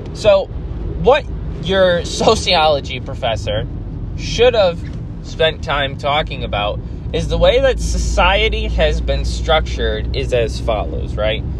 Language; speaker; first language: English; native; English